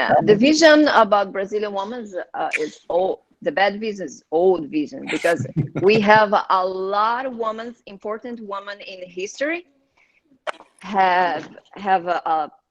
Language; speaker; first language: English; non-native, learner; Portuguese